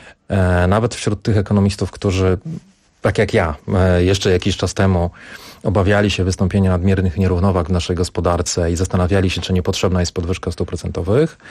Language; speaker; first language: Polish; native; Polish